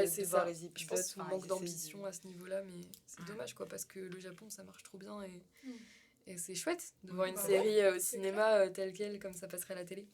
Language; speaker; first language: French; native; French